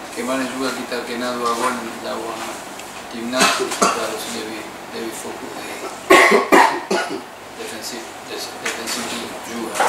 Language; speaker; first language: Indonesian; non-native, fluent; Spanish